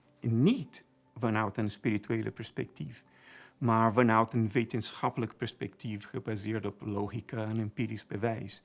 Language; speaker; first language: Dutch; non-native, fluent; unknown